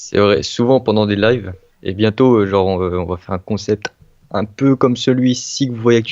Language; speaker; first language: French; native; French